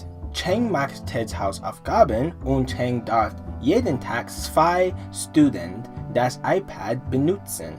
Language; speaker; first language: German; non-native, learner; English